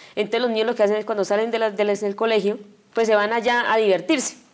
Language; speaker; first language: Spanish; native; Spanish